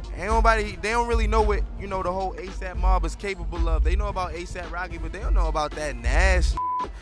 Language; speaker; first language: English; native; English